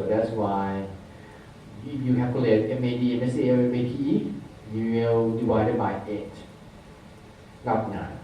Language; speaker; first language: English; non-native, fluent; Thai